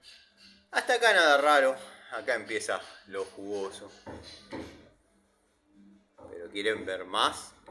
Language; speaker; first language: Spanish; native; Spanish